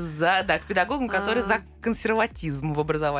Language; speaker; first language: Russian; native; Russian